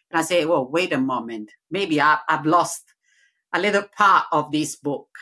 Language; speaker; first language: English; non-native, learner; Italian